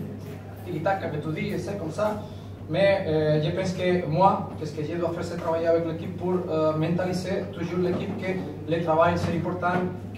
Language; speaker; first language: French; non-native, learner; Spanish